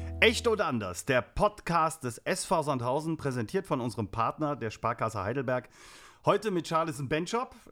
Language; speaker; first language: German; native; German